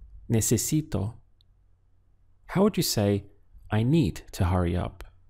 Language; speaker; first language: English; native; English